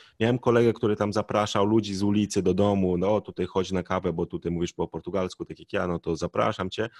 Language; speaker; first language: Polish; native; Polish